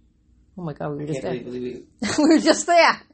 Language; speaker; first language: English; native; English